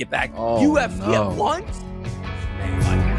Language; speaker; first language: English; native; English